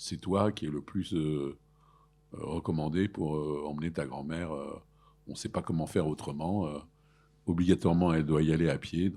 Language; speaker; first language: French; early bilingual, other home language; Arabic